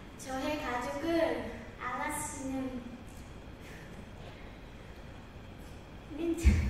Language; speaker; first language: Korean; non-native, learner; Khmer